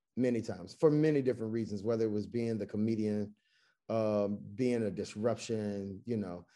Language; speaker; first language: English; native; English